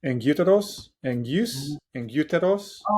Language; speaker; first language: Greek; non-native, learner; English